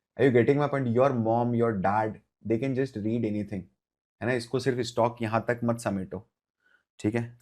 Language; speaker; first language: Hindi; native; Hindi